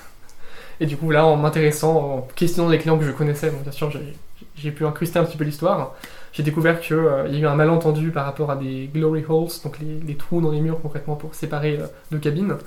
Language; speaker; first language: French; native; French